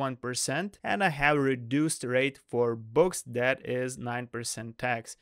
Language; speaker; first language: English; non-native, fluent; Lithuanian